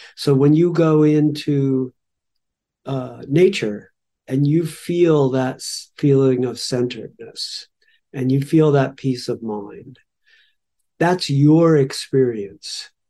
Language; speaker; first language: English; native; English